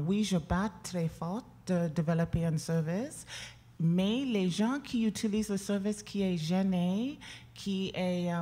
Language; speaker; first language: French; non-native, learner; English